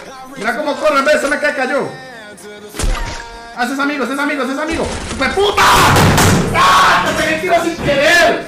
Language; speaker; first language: Spanish; native; Spanish